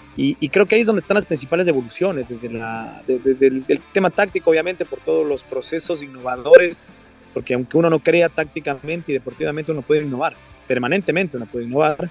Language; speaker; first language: Spanish; native; Spanish